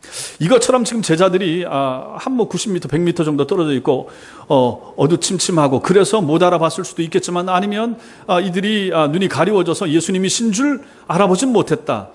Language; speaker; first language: Korean; native; Korean